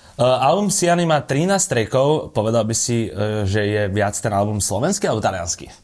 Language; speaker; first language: Slovak; native; Slovak